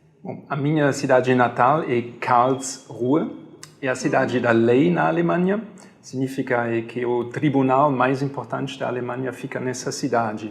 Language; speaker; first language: Portuguese; non-native, fluent; German